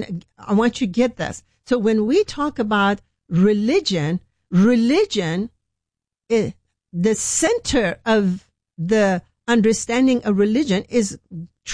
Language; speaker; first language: English; non-native, fluent; Persian